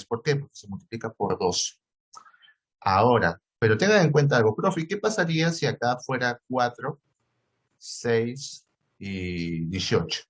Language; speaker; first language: Spanish; native; Spanish